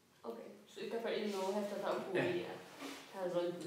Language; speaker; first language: Danish; non-native, local second language; Faroese